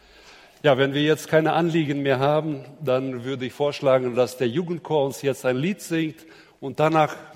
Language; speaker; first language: German; native; German